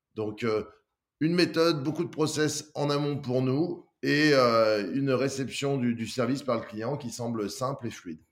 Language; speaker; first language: French; native; French